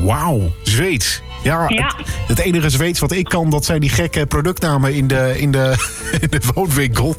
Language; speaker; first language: Dutch; native; Dutch